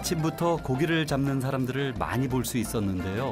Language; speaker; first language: Korean; native; Korean